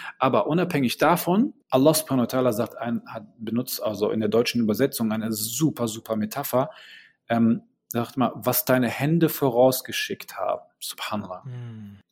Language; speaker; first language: German; early bilingual, other home language; Bosnian